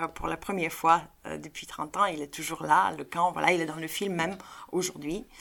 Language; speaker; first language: French; non-native, fluent; Bulgarian